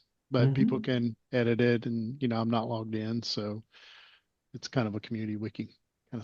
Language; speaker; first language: English; native; English